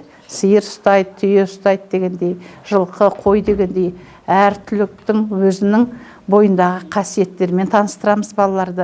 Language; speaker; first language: Kazakh; native; Kazakh